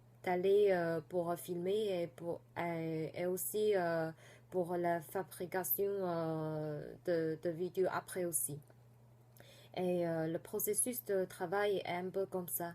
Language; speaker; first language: French; non-native, fluent; Chinese